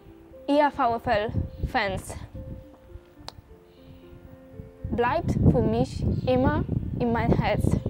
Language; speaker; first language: German; non-native, fluent; Polish